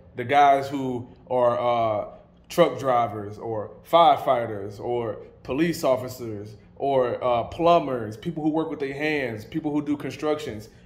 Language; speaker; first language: English; native; English